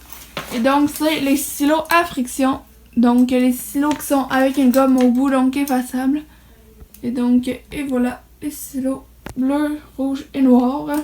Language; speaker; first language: French; native; French